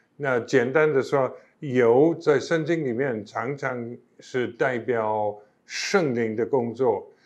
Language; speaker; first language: Chinese; non-native, fluent; English